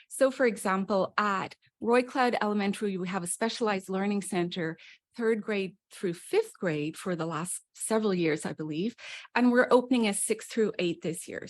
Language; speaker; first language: English; native; English